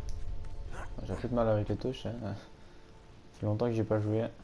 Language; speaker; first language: French; native; French